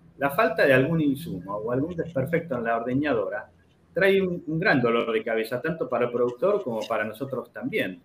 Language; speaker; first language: Spanish; native; Spanish